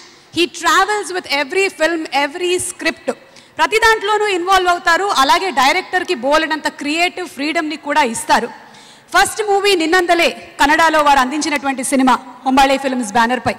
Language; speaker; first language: Telugu; native; Telugu